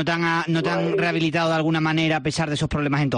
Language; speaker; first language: Spanish; native; Spanish